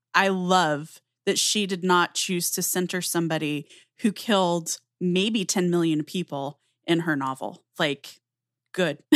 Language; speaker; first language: English; native; English